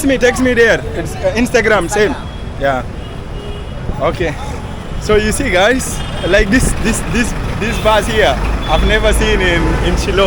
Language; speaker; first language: English; non-native, fluent; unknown